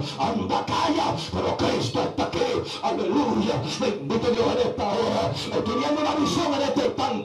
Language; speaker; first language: Spanish; native; Spanish